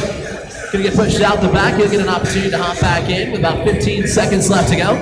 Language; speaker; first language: English; native; English